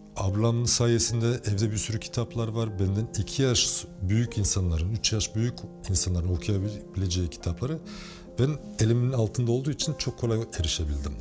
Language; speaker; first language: Turkish; early bilingual, heritage; Turkish